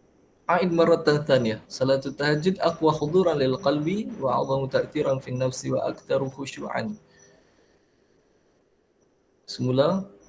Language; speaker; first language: Arabic; non-native, fluent; Malay